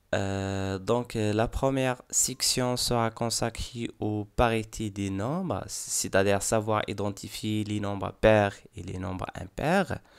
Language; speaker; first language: French; non-native, local second language; Arabic